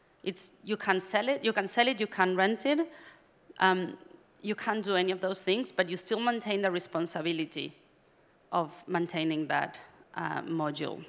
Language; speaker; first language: English; non-native, fluent; Spanish